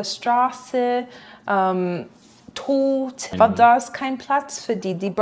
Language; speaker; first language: German; non-native, fluent; English